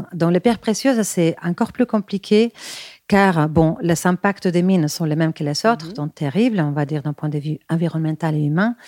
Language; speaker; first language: French; non-native, fluent; Spanish